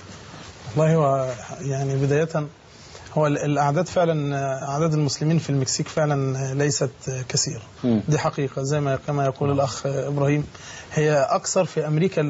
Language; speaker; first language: Arabic; native; Arabic